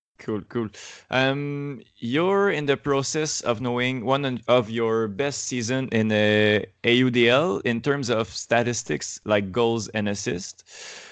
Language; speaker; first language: English; non-native, learner; French